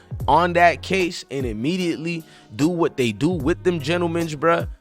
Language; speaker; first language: English; native; English